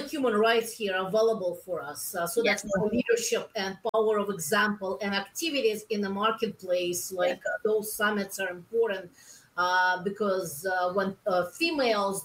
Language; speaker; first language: English; non-native, fluent; Russian